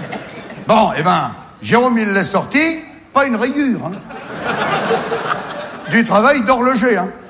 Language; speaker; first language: French; native; French